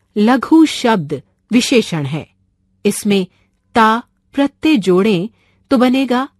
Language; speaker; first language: Hindi; non-native, local second language; Marathi